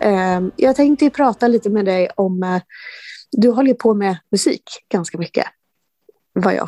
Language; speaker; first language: Swedish; native; Swedish